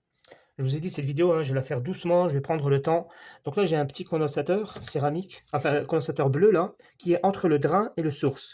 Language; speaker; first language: French; native; French